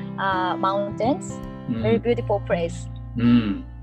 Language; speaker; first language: English; non-native, learner; Japanese